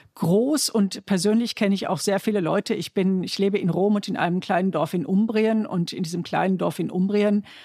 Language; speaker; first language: German; native; German